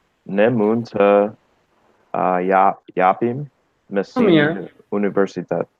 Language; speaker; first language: Albanian; non-native, learner; English